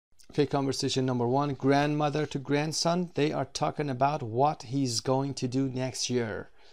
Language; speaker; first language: English; non-native, fluent; Persian